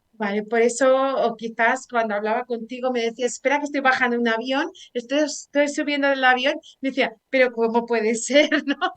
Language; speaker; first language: Spanish; native; Spanish